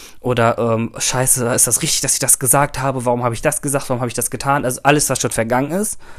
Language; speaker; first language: German; early bilingual, other home language; Turkish